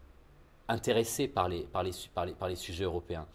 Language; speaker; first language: French; native; French